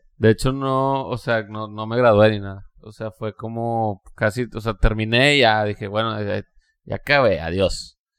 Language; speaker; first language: Spanish; native; Spanish